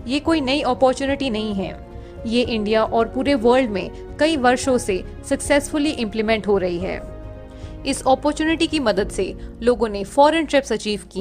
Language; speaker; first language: Hindi; native; Hindi